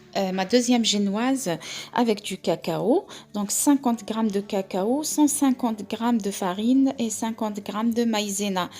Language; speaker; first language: French; non-native, local second language; Arabic